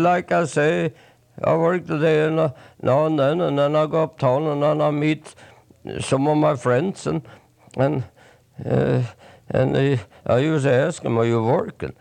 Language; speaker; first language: English; non-native, fluent; Swedish